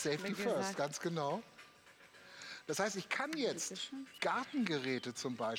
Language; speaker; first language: German; native; German